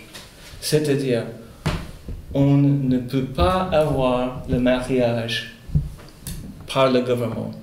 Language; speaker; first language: French; non-native, fluent; Spanish